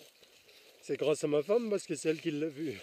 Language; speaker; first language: French; native; French